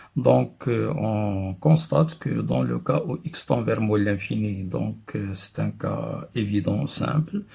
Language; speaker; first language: French; non-native, local second language; Arabic